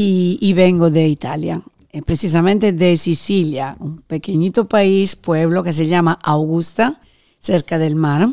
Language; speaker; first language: Spanish; non-native, fluent; Italian